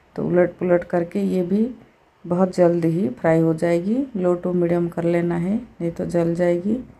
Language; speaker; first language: Hindi; native; Hindi